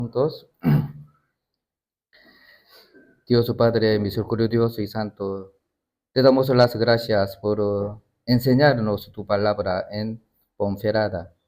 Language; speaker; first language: Spanish; non-native, learner; Korean